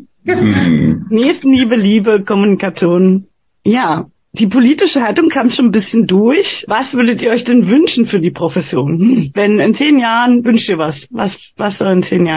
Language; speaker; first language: German; native; German